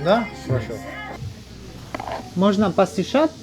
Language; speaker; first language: Russian; non-native, learner; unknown